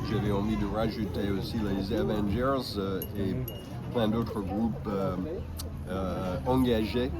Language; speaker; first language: French; non-native, fluent; English